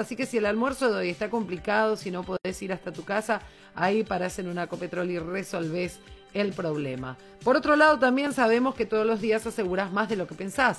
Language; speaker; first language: Spanish; native; Spanish